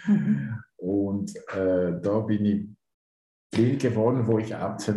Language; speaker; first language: German; non-native, learner; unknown